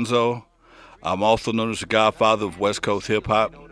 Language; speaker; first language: English; native; English